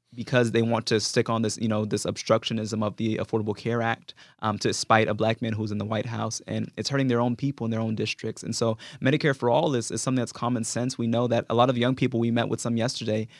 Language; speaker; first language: English; native; English